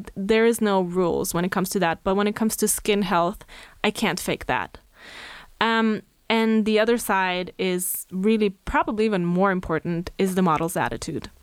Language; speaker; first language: English; non-native, fluent; Slovenian